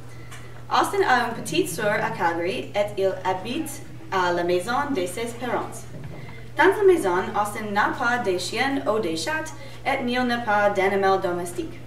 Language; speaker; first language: French; non-native, learner; English